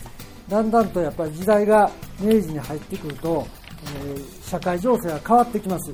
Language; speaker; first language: Japanese; native; Japanese